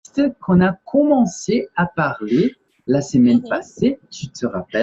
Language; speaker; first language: French; non-native, fluent; Portuguese